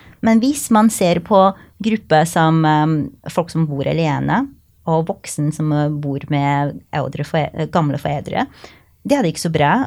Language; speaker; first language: Norwegian; non-native, fluent; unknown